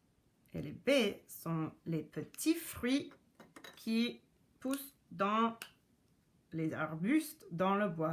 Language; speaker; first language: French; non-native, local second language; English